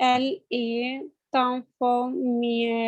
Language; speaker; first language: French; non-native, learner; Hindi